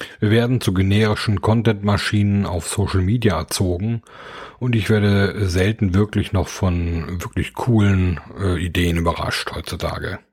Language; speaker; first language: German; native; German